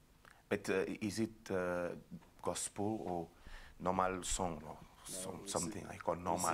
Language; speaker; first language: English; non-native, local second language; French